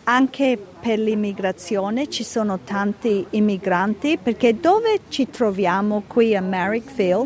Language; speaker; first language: Italian; early bilingual, heritage; Italian